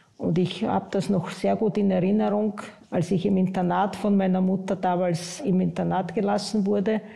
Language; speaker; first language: German; non-native, local second language; Croatian